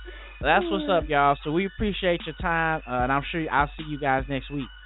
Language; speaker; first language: English; native; English